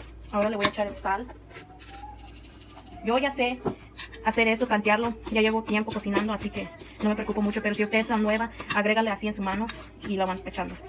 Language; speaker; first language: Spanish; early bilingual, heritage; Spanish